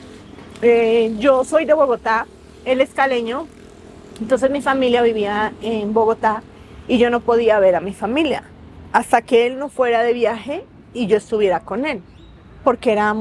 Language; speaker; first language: Spanish; native; Spanish